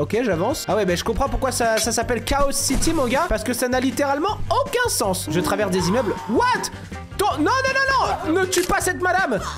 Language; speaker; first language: French; native; French